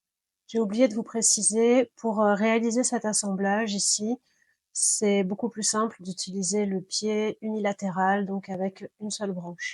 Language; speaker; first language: French; native; French